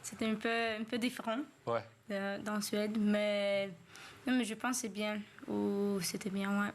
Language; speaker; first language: French; non-native, learner; Swedish